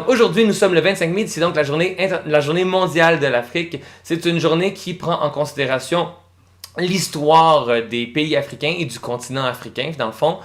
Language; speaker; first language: French; native; French